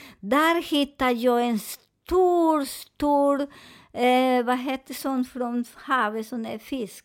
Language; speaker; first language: Swedish; non-native, fluent; Spanish